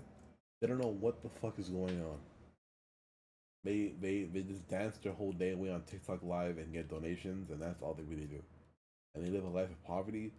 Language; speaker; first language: English; early bilingual, other home language; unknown